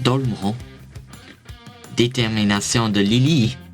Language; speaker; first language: French; non-native, learner; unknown